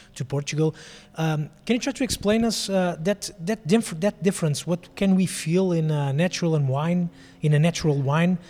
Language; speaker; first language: English; non-native, fluent; Portuguese